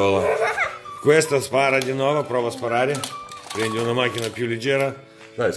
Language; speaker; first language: Italian; non-native, fluent; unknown